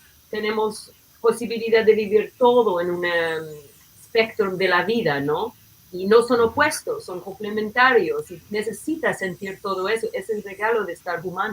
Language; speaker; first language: Spanish; non-native, fluent; English